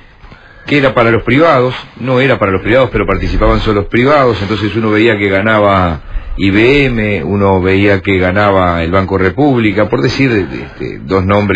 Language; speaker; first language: Spanish; native; Spanish